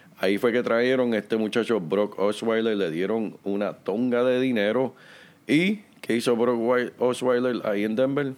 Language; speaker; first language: Spanish; native; Spanish